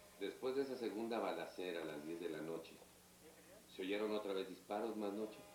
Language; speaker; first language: Spanish; native; Spanish